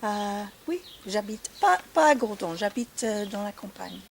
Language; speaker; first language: French; non-native, fluent; English